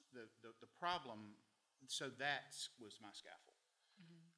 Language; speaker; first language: English; native; English